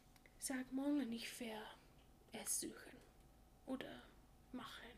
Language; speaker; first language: German; non-native, learner; English